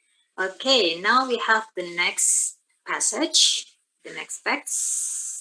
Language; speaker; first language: English; non-native, fluent; Indonesian